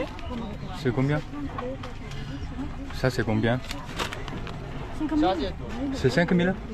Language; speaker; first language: French; non-native, learner; Chinese